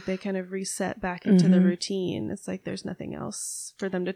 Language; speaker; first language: English; native; English